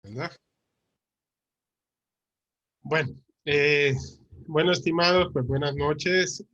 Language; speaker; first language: Spanish; native; Spanish